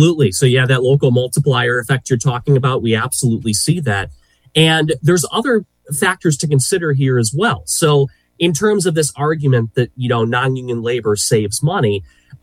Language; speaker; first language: English; native; English